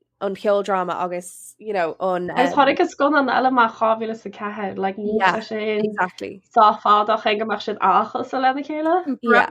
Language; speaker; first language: Irish; non-native, local second language; English